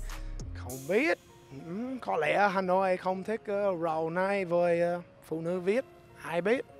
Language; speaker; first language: Vietnamese; non-native, fluent; English